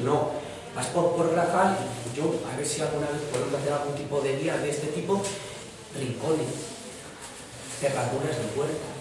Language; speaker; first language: Spanish; native; Spanish